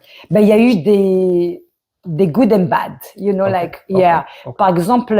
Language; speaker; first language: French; early bilingual, other home language; Arabic